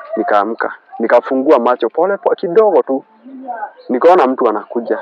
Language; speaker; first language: Swahili; native; Swahili